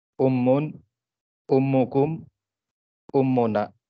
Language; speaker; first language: Arabic; non-native, learner; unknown